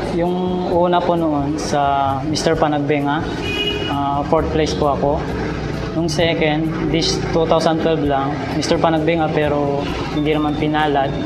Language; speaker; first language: Filipino; non-native, local second language; Iloko